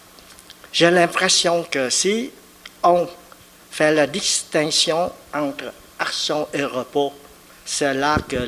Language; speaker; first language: French; non-native, fluent; Vietnamese